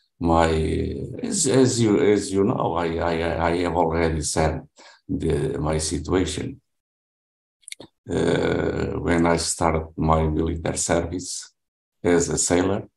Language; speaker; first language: English; non-native, learner; Portuguese